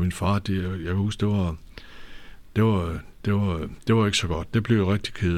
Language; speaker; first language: Danish; native; Danish